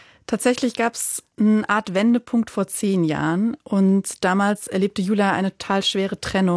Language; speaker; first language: German; native; German